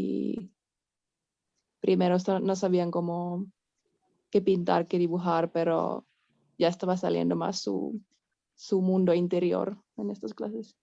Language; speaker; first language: Spanish; non-native, fluent; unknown